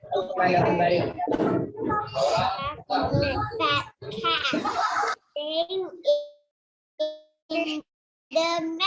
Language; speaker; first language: English; non-native, learner; Malay